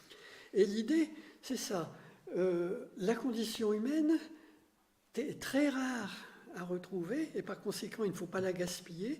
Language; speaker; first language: French; native; French